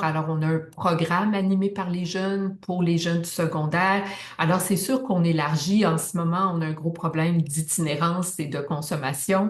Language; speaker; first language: French; native; French